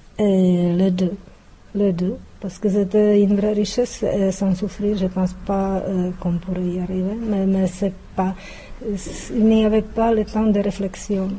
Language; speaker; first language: French; non-native, fluent; Czech